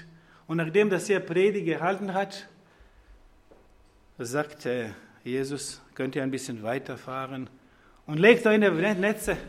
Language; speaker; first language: German; non-native, fluent; Croatian